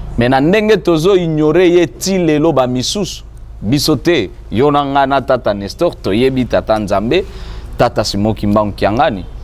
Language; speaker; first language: Lingala; non-native, local second language; Swahili